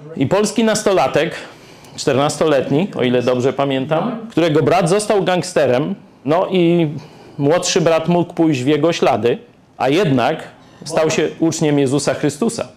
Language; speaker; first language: Polish; native; Polish